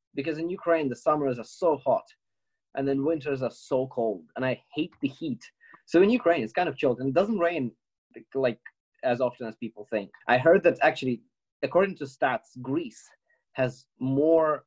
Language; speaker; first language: English; non-native, fluent; Ukrainian